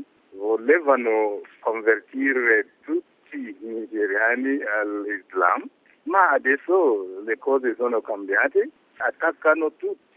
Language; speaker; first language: Italian; non-native, fluent; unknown